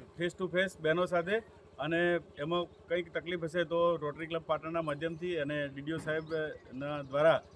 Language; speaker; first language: Gujarati; native; Gujarati